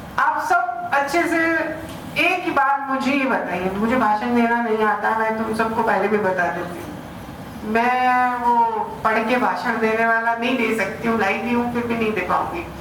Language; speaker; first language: Hindi; native; Hindi